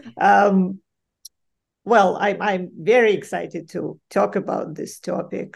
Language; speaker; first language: English; non-native, fluent; Ukrainian